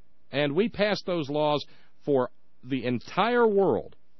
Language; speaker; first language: English; native; English